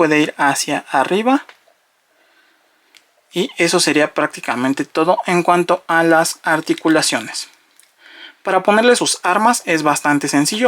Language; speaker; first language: Spanish; native; Spanish